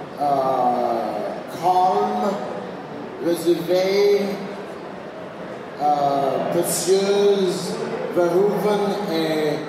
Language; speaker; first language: French; non-native, learner; English